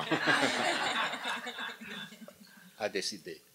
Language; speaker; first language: French; non-native, fluent; Hungarian